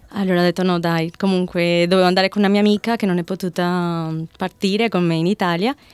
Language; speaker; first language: Italian; non-native, fluent; Spanish